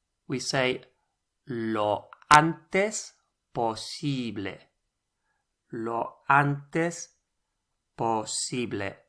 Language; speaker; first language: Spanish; non-native, fluent; English